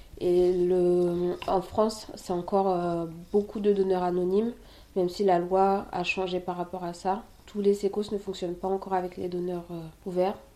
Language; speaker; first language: French; early bilingual, other home language; Haitian Creole